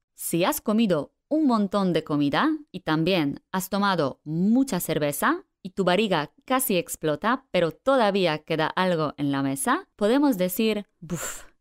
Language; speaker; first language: Spanish; non-native, fluent; Polish